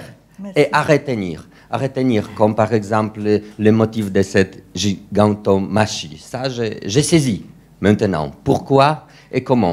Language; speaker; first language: French; non-native, fluent; Polish